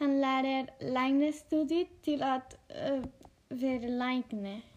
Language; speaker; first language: Danish; non-native, learner; Icelandic